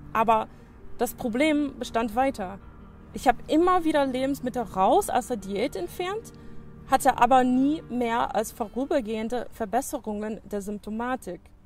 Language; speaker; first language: German; non-native, fluent; English